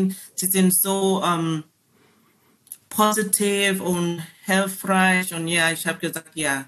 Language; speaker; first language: German; non-native, learner; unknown